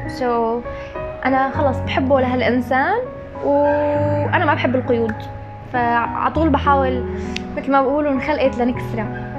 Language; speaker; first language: Arabic; native; Arabic